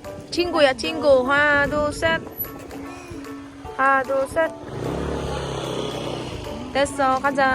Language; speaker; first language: Korean; non-native, learner; Filipino